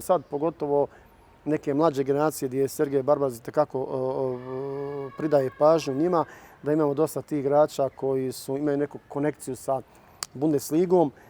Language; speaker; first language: Bosnian; native; Bosnian